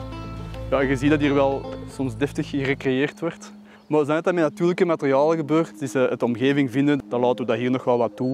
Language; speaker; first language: Dutch; native; Dutch